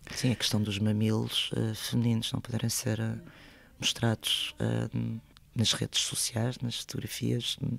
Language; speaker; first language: Portuguese; early bilingual, other home language; Spanish